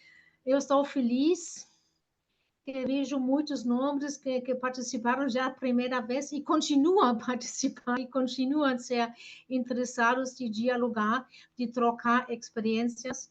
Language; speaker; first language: Portuguese; non-native, fluent; German